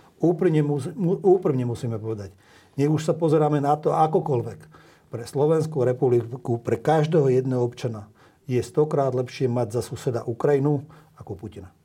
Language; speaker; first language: Slovak; non-native, local second language; Hungarian